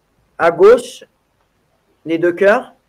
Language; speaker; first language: French; native; French